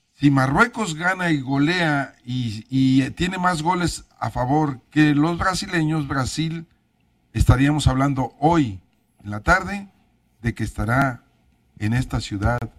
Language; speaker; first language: Spanish; native; Spanish